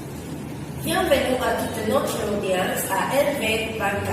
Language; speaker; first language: French; non-native, fluent; Spanish